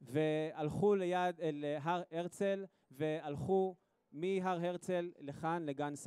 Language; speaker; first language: Hebrew; native; Hebrew